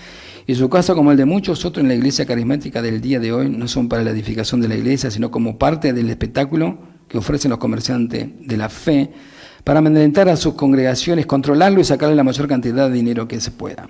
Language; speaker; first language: Spanish; native; Spanish